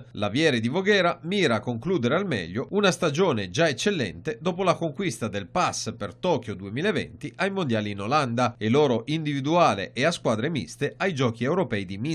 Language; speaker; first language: Italian; native; Italian